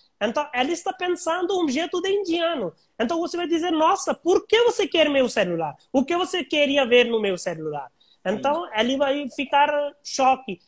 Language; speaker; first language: Portuguese; non-native, learner; Hindi